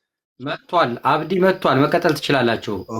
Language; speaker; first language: Amharic; native; Amharic